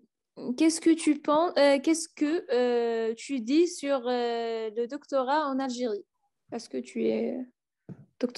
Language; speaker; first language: French; non-native, learner; Arabic